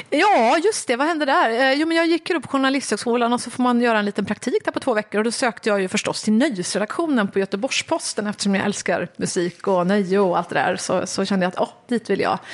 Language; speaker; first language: Swedish; native; Swedish